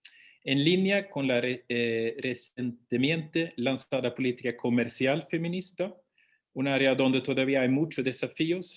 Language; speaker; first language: Spanish; non-native, fluent; Swedish